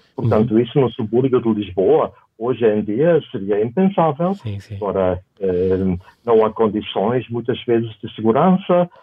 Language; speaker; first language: Portuguese; non-native, fluent; German